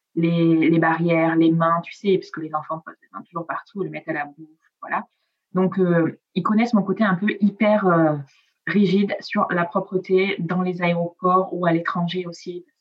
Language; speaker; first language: French; non-native, local second language; Italian